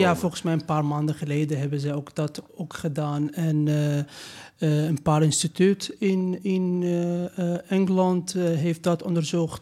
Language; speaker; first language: Dutch; non-native, learner; Persian